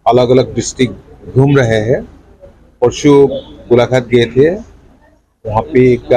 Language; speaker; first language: Hindi; non-native, local second language; Assamese